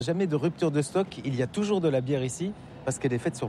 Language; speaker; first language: French; native; French